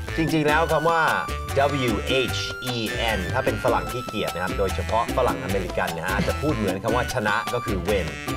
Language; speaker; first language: Thai; native; Thai